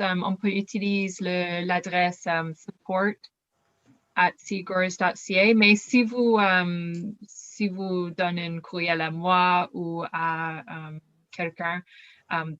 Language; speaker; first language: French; non-native, learner; English